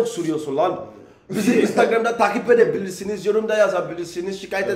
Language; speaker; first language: Turkish; non-native, learner; English